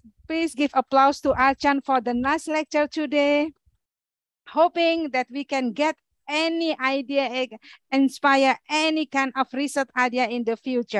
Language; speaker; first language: English; non-native, learner; Indonesian